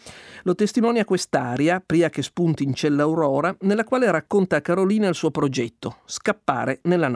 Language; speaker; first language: Italian; native; Italian